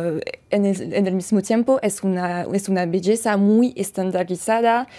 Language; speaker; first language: Spanish; non-native, fluent; French